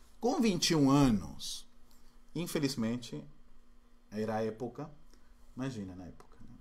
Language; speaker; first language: Portuguese; non-native, fluent; Spanish